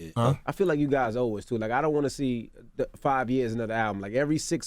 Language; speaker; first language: English; native; English